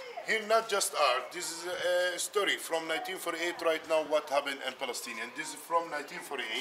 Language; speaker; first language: English; non-native, learner; Arabic